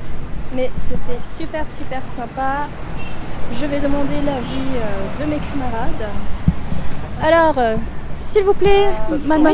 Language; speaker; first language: French; native; French